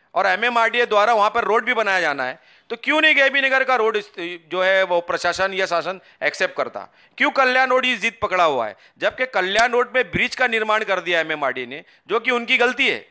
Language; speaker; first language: Hindi; non-native, local second language; Urdu